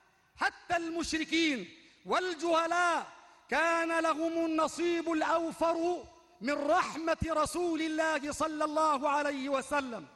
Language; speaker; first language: Arabic; native; Arabic